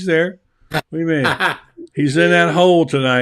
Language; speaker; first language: English; native; English